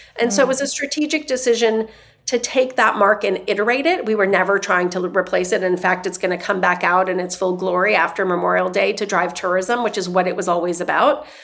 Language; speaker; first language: English; non-native, fluent; Persian